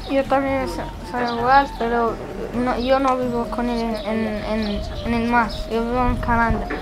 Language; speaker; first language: Spanish; non-native, learner; Arabic